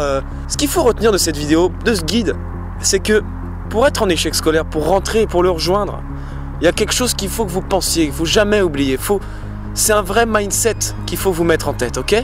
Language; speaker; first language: French; native; French